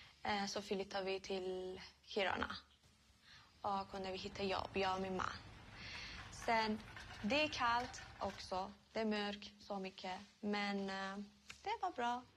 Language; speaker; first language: Swedish; non-native, learner; Persian